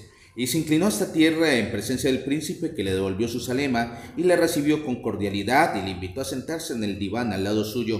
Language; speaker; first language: Spanish; native; Spanish